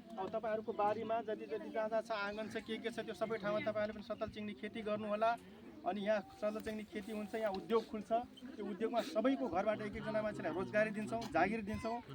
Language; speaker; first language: Nepali; non-native, local second language; Dangaura Tharu